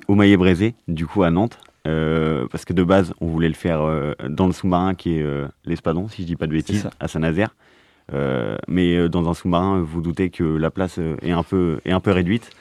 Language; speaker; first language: French; native; French